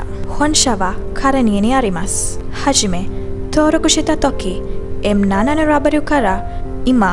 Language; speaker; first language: Japanese; non-native, learner; Sinhala